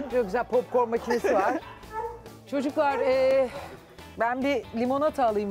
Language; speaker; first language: Turkish; native; Turkish